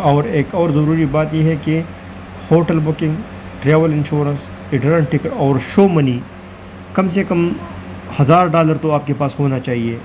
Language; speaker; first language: Urdu; non-native, local second language; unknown